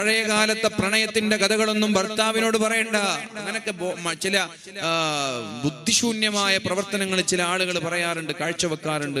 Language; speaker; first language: Malayalam; native; Malayalam